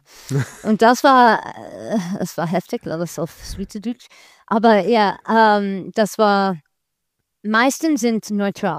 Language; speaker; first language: German; non-native, learner; English